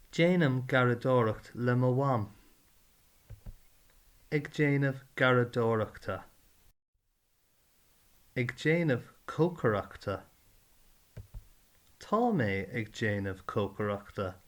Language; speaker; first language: Irish; non-native, learner; English